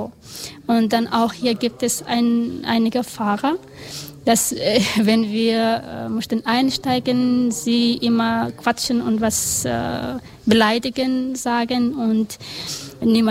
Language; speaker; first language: German; non-native, learner; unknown